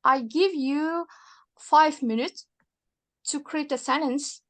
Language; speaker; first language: English; non-native, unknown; Kazakh